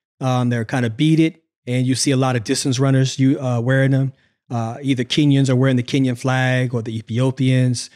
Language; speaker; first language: English; native; English